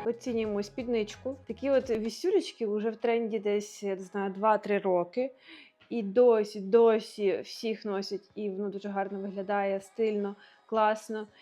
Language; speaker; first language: Ukrainian; non-native, local second language; Russian